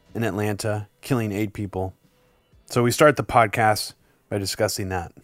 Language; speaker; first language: English; native; English